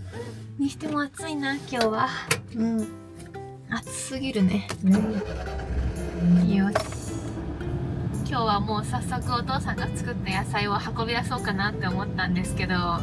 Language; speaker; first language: Japanese; native; Japanese